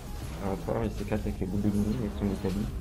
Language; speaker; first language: French; native; French